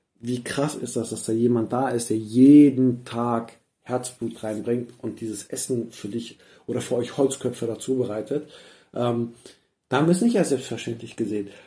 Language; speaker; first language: German; early bilingual, other home language; Persian